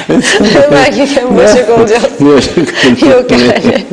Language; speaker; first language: Turkish; native; Turkish